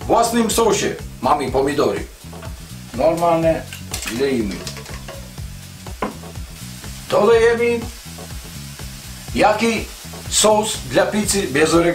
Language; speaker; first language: Polish; non-native, learner; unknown